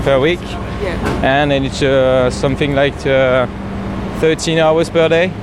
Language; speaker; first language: English; non-native, learner; French